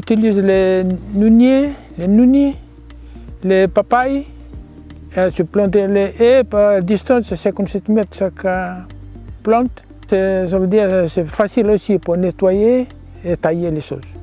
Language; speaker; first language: French; non-native, local second language; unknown